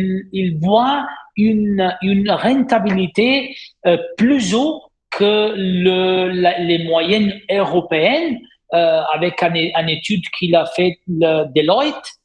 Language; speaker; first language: French; non-native, fluent; Italian